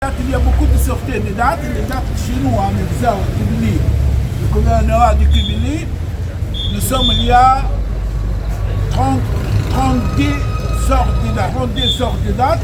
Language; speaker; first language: French; non-native, learner; Arabic